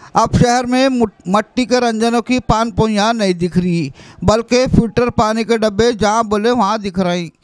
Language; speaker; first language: Hindi; non-native, local second language; Urdu